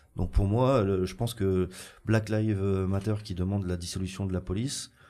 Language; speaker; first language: French; native; French